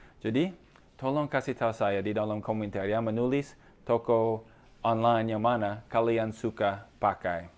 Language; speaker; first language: Indonesian; non-native, fluent; English